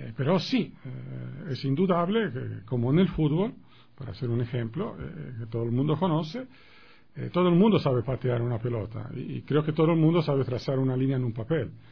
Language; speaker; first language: Spanish; non-native, fluent; Italian